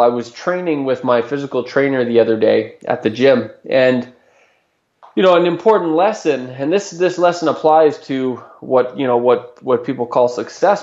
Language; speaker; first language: English; native; English